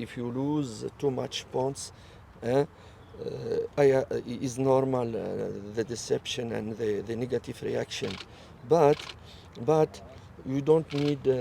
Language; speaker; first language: English; non-native, learner; French